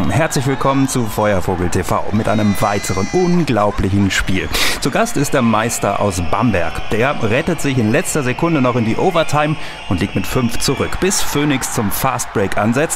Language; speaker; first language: German; native; German